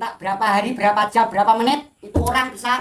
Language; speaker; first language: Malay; non-native, local second language; Javanese